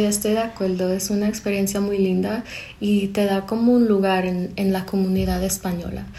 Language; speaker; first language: Spanish; non-native, fluent; English